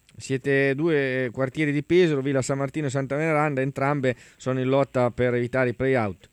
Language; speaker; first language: Italian; native; Italian